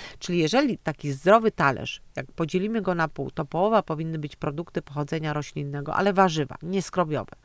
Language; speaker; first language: Polish; native; Polish